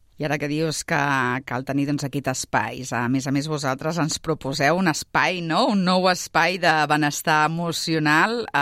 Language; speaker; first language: Catalan; native; Catalan